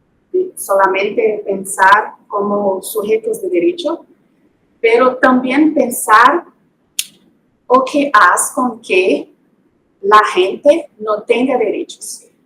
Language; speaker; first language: Spanish; non-native, fluent; Portuguese